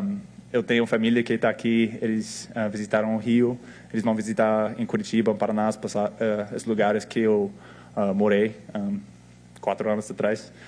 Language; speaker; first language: Portuguese; non-native, fluent; English